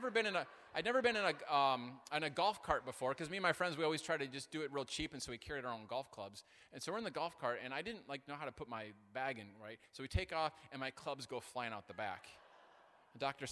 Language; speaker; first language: English; native; English